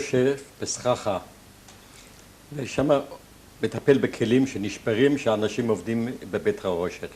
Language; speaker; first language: Hebrew; non-native, fluent; German